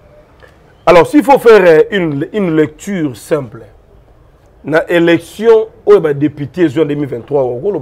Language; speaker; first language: French; non-native, local second language; Lingala